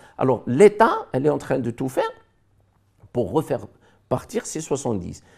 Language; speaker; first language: French; non-native, local second language; Arabic